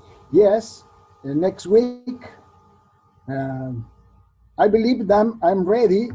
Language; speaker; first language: English; non-native, learner; Spanish